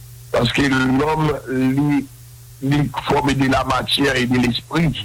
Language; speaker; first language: French; non-native, local second language; Haitian Creole